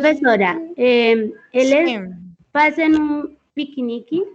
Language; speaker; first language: Portuguese; non-native, learner; Spanish